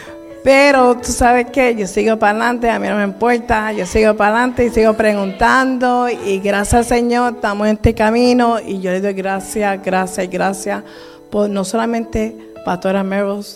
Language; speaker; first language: Spanish; early bilingual, heritage; Spanish